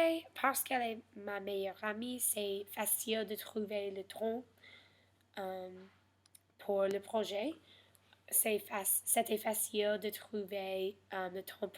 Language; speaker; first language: French; non-native, learner; English